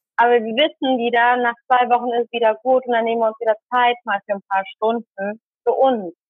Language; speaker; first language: German; early bilingual, other home language; Tamil